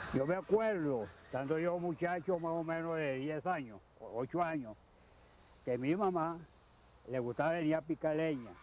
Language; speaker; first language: Spanish; native; Spanish